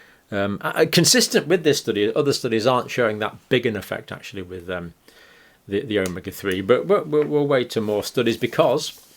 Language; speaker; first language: English; native; English